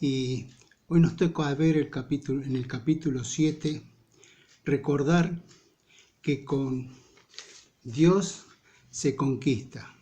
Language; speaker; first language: Spanish; native; Spanish